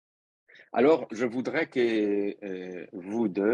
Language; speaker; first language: French; non-native, fluent; Spanish